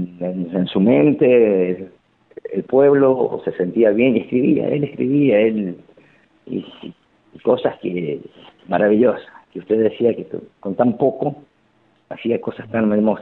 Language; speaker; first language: Spanish; native; Spanish